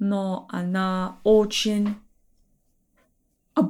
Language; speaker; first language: Russian; non-native, learner; English